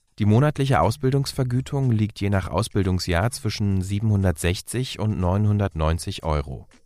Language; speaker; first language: German; native; German